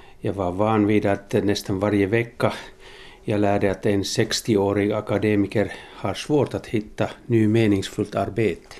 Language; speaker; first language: Swedish; non-native, local second language; Finnish